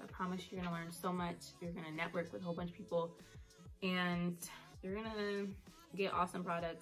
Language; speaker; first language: English; native; English